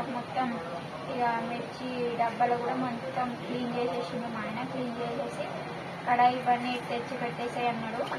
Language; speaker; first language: Telugu; native; Telugu